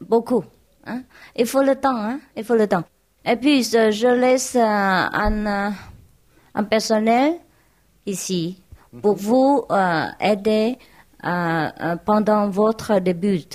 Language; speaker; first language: French; non-native, learner; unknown